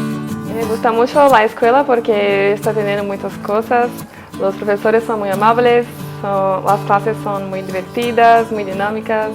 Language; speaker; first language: Spanish; non-native, learner; Portuguese